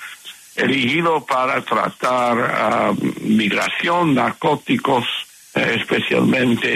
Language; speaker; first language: Spanish; non-native, fluent; English